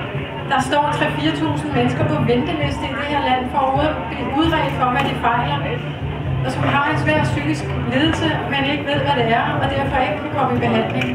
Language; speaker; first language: Danish; native; Danish